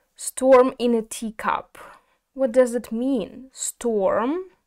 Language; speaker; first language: English; non-native, fluent; Ukrainian